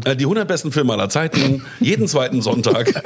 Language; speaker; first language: German; native; German